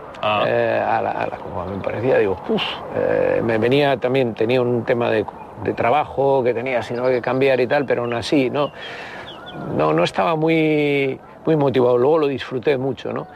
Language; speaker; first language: Spanish; native; Spanish